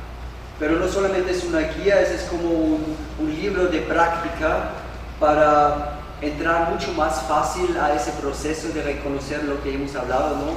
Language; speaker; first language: Spanish; non-native, learner; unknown